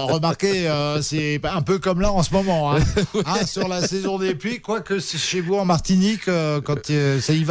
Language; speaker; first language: French; native; French